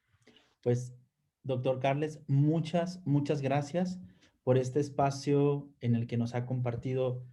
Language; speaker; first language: Spanish; native; Spanish